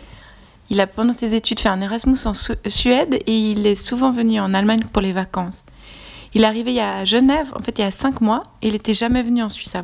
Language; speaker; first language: French; native; French